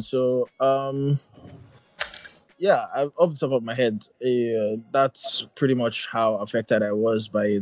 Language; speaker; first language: English; non-native, local second language; Yoruba